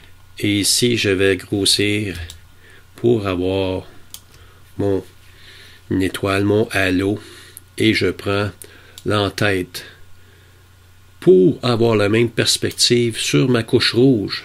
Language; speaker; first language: French; native; French